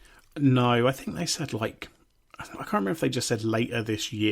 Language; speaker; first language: English; native; English